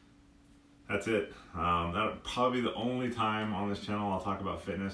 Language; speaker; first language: English; native; English